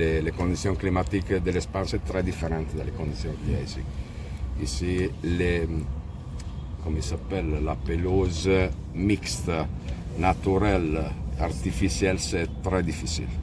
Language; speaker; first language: French; non-native, learner; Italian